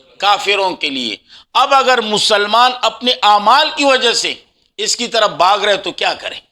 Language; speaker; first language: Urdu; non-native, local second language; Pashto